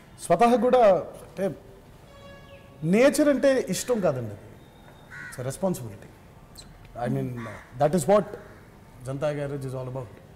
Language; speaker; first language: Telugu; native; Telugu